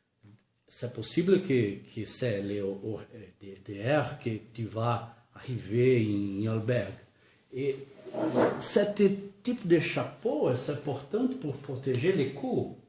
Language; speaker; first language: French; non-native, learner; Portuguese